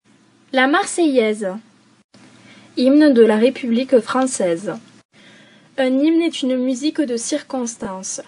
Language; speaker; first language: French; native; French